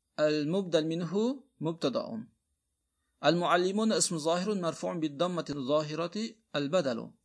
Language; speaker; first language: Arabic; non-native, fluent; Uzbek